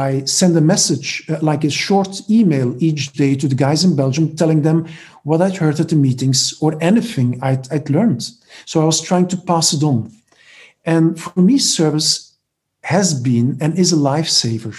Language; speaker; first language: English; non-native, fluent; Dutch